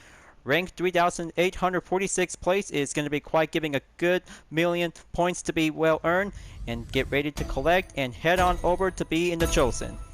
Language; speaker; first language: English; non-native, fluent; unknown